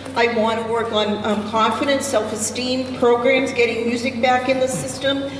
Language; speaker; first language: English; native; English